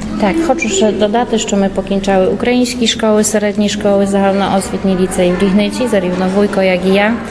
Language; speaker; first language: Ukrainian; early bilingual, heritage; Polish